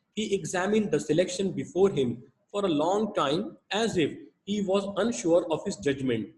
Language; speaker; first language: English; non-native, local second language; Hindi